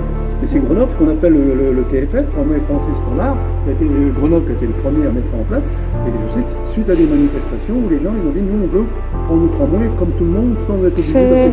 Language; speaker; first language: French; native; French